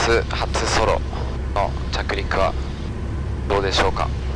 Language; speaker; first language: Japanese; native; Japanese